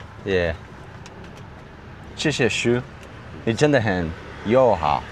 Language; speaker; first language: Chinese; non-native, learner; English